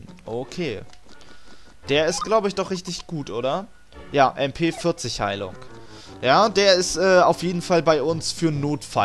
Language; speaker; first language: German; native; German